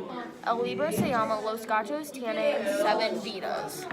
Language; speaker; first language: Spanish; non-native, learner; English